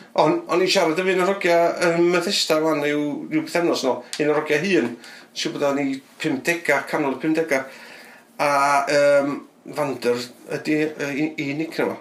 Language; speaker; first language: Welsh; native; Welsh